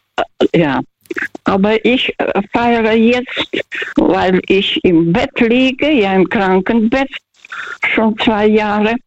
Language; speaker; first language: German; non-native, fluent; Russian